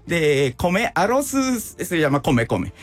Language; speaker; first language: Spanish; non-native, learner; Japanese